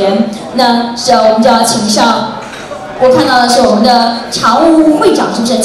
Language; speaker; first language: Chinese; native; Chinese